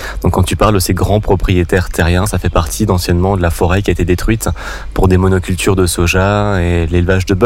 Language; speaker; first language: French; native; French